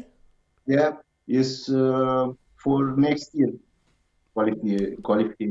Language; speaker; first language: English; non-native, learner; Romanian